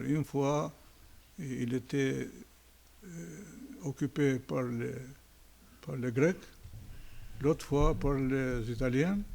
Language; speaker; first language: French; non-native, fluent; Albanian